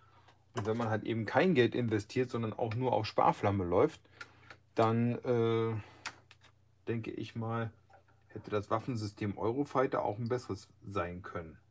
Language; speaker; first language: German; native; German